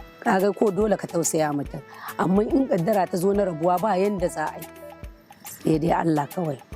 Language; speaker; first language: Hausa; native; Hausa